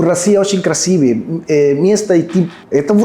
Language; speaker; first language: Russian; non-native, learner; Spanish